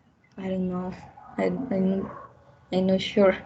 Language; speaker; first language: English; non-native, learner; Spanish